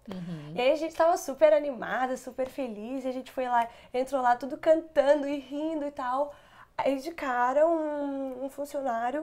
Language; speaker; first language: Portuguese; non-native, local second language; Kabuverdianu